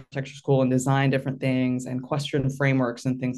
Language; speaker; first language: English; native; English